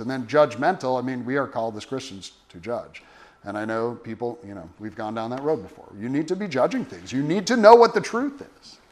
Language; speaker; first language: English; native; English